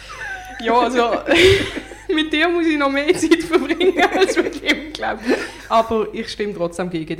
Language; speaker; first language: German; native; German